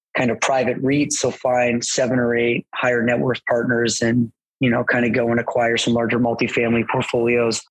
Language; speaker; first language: English; native; English